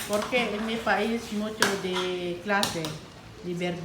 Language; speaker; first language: Spanish; non-native, learner; Filipino